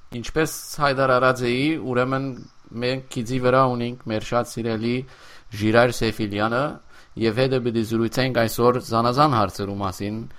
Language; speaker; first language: Armenian; early bilingual, heritage; Armenian